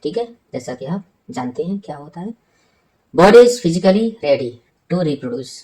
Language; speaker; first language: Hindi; native; Hindi